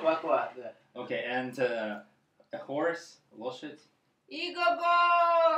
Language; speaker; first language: English; non-native, fluent; Russian